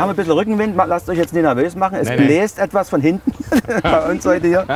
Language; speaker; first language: German; native; German